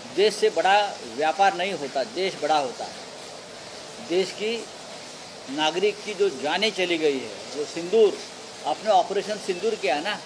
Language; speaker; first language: Hindi; non-native, local second language; Marathi